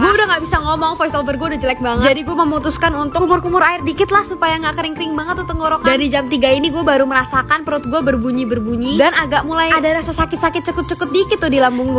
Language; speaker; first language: Indonesian; native; Indonesian